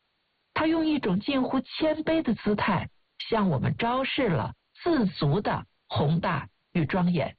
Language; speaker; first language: Chinese; native; Chinese